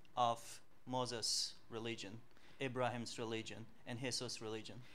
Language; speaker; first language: English; non-native, fluent; Uzbek